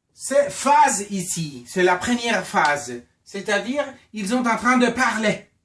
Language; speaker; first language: French; non-native, fluent; Spanish